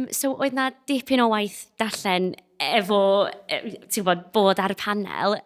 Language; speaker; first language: Welsh; non-native, local second language; English